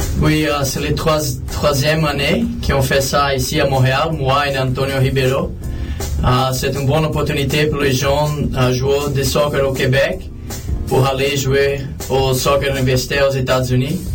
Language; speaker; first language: French; non-native, fluent; Portuguese